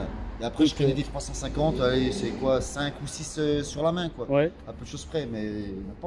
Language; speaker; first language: French; native; French